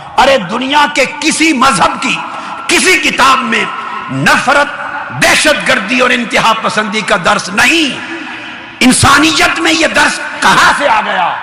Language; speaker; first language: Urdu; non-native, local second language; Punjabi